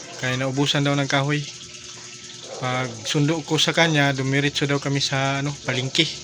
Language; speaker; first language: Filipino; non-native, local second language; Cebuano